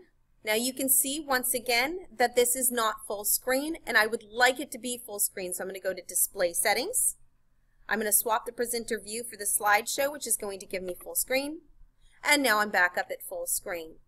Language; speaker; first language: English; native; English